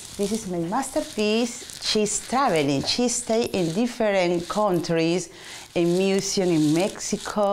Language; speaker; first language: English; non-native, learner; Spanish